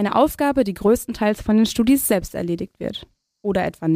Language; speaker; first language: German; native; German